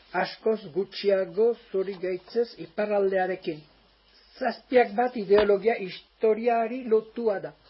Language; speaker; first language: Basque; native; Basque